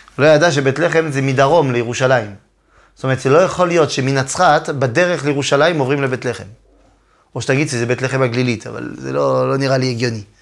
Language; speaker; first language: Hebrew; non-native, fluent; French